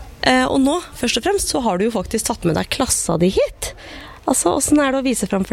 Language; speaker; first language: Norwegian; native; Norwegian